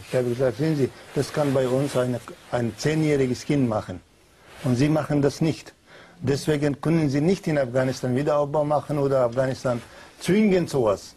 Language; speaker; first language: German; non-native, learner; Pashto